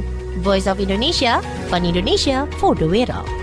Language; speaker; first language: Dutch; non-native, fluent; Indonesian